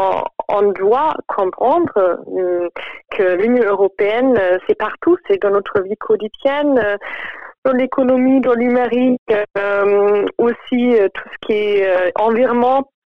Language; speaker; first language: French; non-native, fluent; German